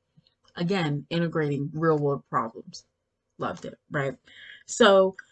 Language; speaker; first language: English; native; English